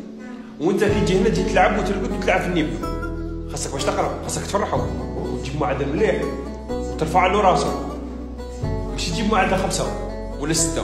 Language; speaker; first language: Arabic; native; Arabic